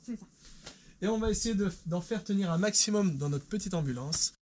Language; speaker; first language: French; native; French